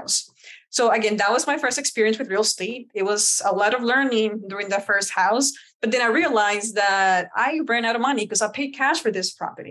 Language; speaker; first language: English; early bilingual, other home language; Spanish